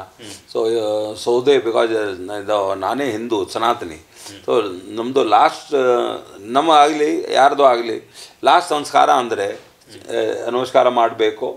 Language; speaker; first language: Kannada; non-native, learner; Hindi